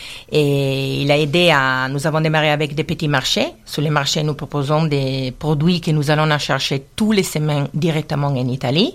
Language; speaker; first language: French; non-native, learner; Italian